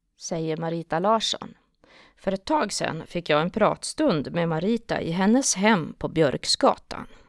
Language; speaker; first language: Swedish; native; Swedish